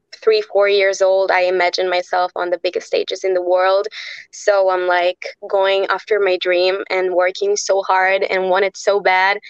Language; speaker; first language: English; non-native, fluent; Hebrew